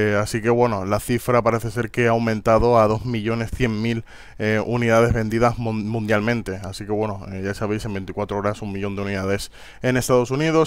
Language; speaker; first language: Spanish; native; Spanish